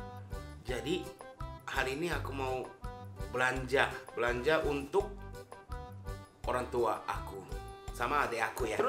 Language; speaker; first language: Indonesian; non-native, fluent; Japanese